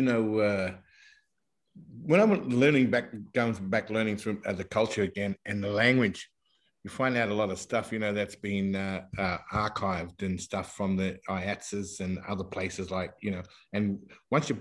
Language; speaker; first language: English; native; English